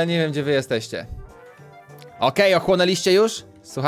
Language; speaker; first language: Polish; native; Polish